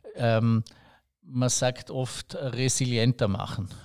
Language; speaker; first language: German; native; German